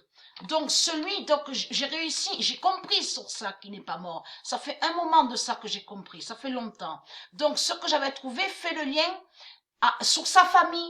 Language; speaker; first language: French; native; French